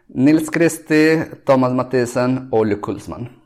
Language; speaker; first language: Norwegian; non-native, fluent; Spanish